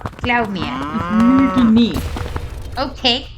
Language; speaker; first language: German; non-native, fluent; English